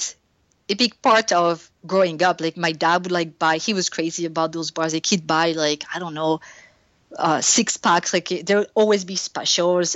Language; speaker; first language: English; non-native, fluent; French